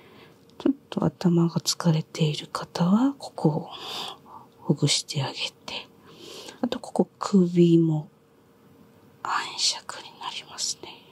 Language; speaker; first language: Japanese; native; Japanese